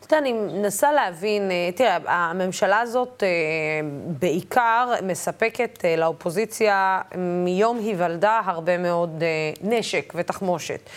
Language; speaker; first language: Hebrew; non-native, local second language; Arabic